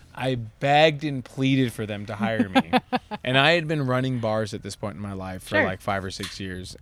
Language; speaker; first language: English; native; English